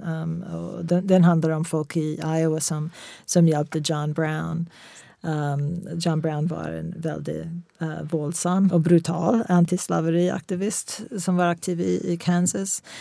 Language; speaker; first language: Swedish; non-native, fluent; English